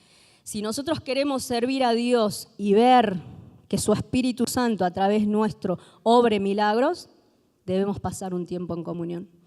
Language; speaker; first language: Spanish; native; Spanish